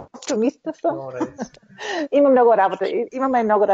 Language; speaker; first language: Bulgarian; early bilingual, heritage; Bulgarian